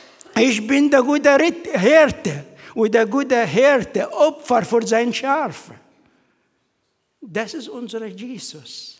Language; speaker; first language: German; non-native, fluent; Arabic